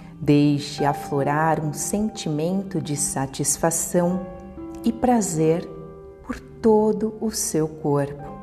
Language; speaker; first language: Portuguese; native; Portuguese